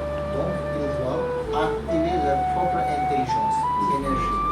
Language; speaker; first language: French; non-native, learner; Hindi